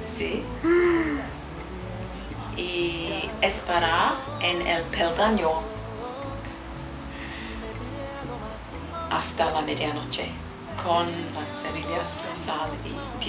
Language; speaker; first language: Spanish; non-native, learner; English